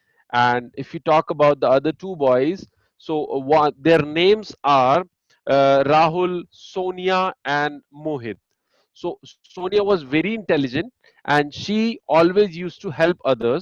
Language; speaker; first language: English; non-native, fluent; Hindi